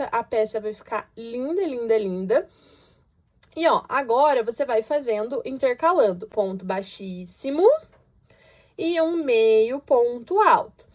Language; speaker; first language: Portuguese; native; Portuguese